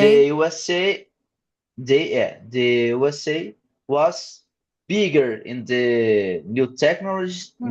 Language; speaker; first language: English; non-native, learner; Portuguese